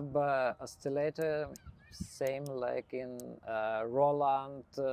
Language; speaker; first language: English; non-native, learner; Belarusian